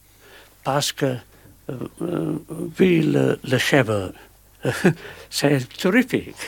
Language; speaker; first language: French; non-native, learner; English